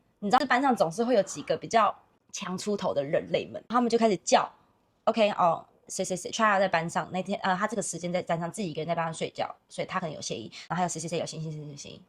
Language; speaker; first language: Chinese; native; Chinese